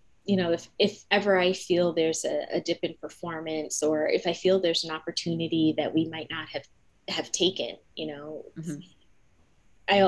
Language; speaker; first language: English; native; English